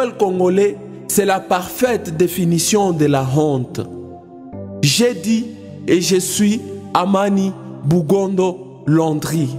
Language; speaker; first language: French; non-native, local second language; Swahili